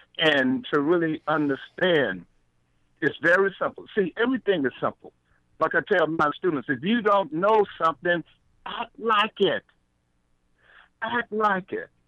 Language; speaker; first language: English; native; English